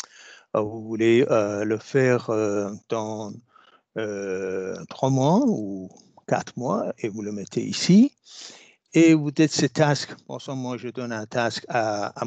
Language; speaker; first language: French; non-native, fluent; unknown